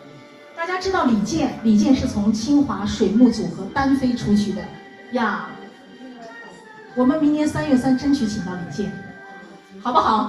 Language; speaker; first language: Chinese; native; Chinese